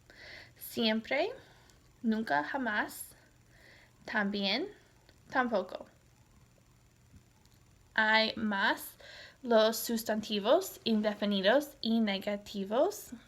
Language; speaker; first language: Spanish; non-native, learner; English